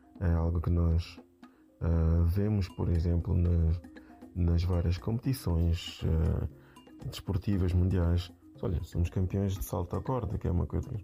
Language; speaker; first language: Portuguese; native; Portuguese